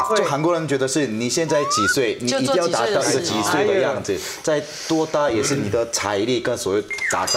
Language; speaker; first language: Chinese; non-native, fluent; Korean